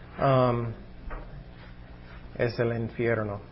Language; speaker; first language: Spanish; non-native, fluent; English